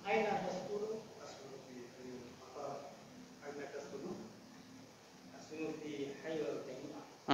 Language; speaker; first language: Arabic; non-native, learner; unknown